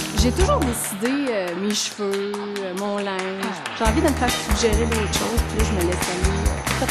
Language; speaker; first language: French; native; French